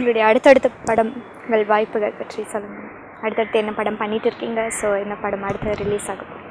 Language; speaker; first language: Tamil; native; Tamil